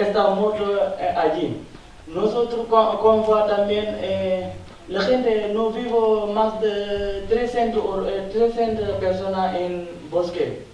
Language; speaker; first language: Spanish; non-native, learner; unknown